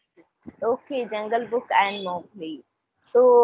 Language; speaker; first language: English; non-native, local second language; Hindi